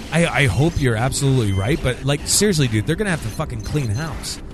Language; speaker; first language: English; native; English